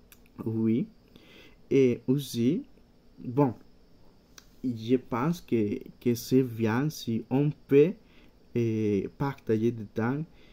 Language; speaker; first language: French; non-native, learner; Spanish